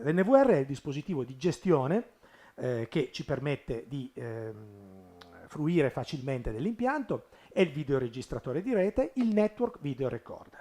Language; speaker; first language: Italian; native; Italian